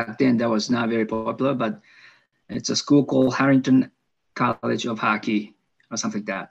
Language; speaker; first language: English; non-native, fluent; Japanese